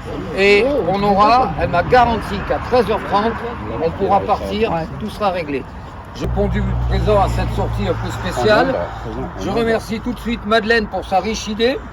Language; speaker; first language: French; native; French